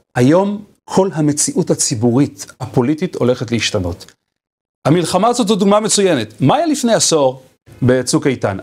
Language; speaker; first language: Hebrew; native; Hebrew